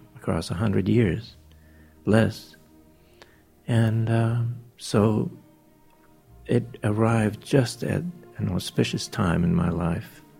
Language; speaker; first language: English; native; English